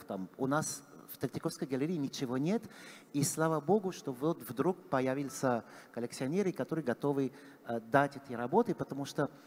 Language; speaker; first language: Russian; non-native, fluent; French